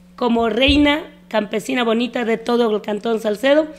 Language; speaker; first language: Spanish; native; Spanish